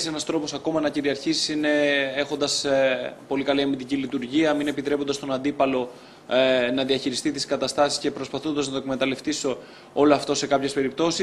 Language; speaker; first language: Greek; native; Greek